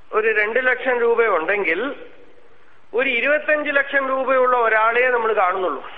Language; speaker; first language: Malayalam; native; Malayalam